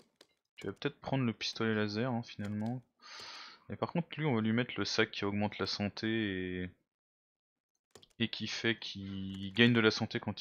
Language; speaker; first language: French; native; French